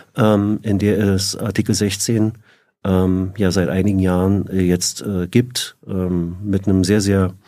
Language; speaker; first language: German; native; German